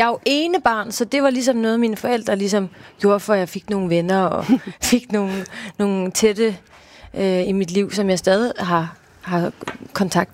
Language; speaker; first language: Danish; native; Danish